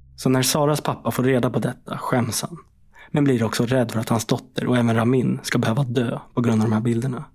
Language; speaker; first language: Swedish; native; Swedish